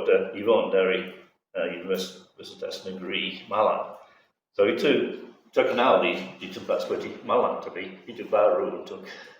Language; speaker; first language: Indonesian; non-native, fluent; English